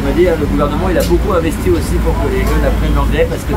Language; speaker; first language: French; native; French